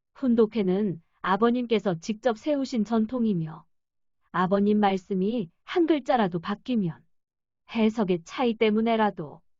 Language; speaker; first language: Korean; non-native, fluent; Japanese